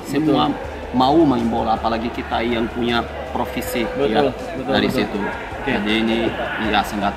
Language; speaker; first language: Indonesian; non-native, fluent; Portuguese